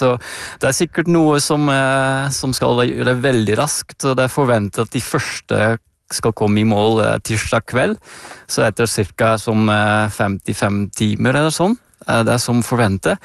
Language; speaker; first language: Norwegian; non-native, fluent; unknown